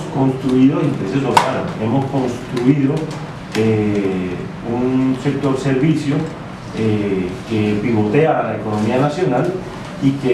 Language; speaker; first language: Spanish; native; Spanish